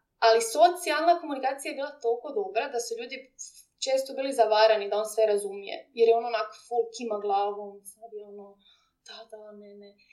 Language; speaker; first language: Croatian; native; Croatian